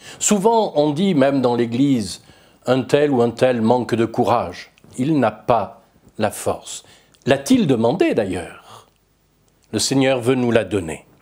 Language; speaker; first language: French; native; French